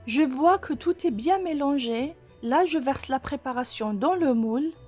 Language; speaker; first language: French; non-native, local second language; Arabic